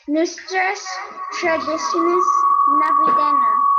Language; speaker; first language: Spanish; non-native, learner; English